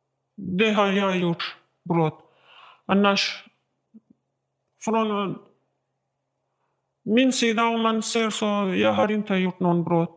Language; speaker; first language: Swedish; non-native, learner; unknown